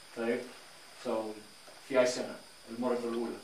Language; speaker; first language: Arabic; non-native, fluent; English